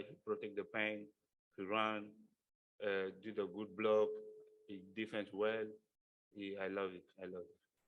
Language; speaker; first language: English; non-native, learner; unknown